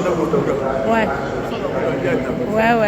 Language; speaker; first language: French; non-native, local second language; Lingala